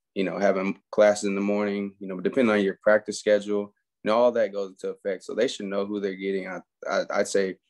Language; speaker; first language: English; native; English